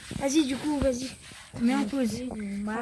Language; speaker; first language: French; native; French